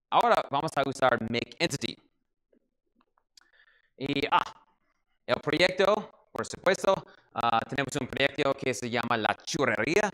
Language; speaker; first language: Spanish; non-native, learner; English